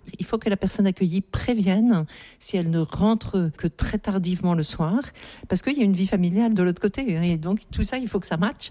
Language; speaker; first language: French; native; French